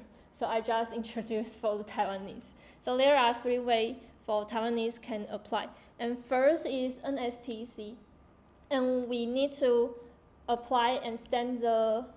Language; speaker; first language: English; non-native, learner; Chinese